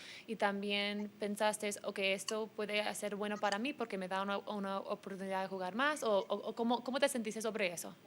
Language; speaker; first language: Spanish; early bilingual, heritage; English